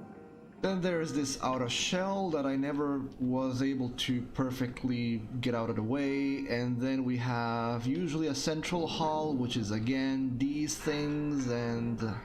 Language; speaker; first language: English; native; English